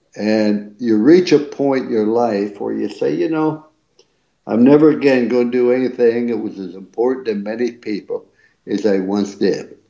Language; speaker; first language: English; native; English